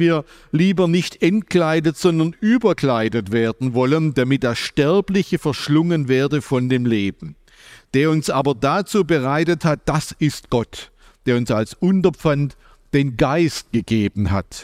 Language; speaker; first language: German; native; German